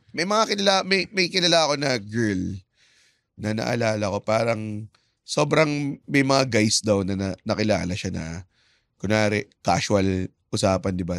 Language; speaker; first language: Filipino; native; Filipino